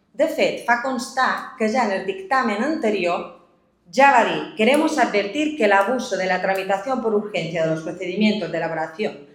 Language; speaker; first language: Spanish; non-native, local second language; Catalan